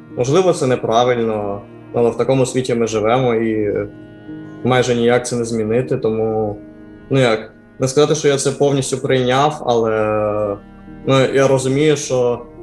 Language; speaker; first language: Ukrainian; non-native, local second language; Russian